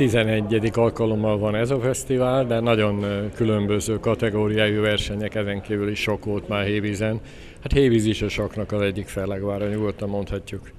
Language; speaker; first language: Hungarian; native; Hungarian